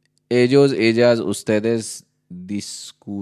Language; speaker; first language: Spanish; non-native, learner; Hindi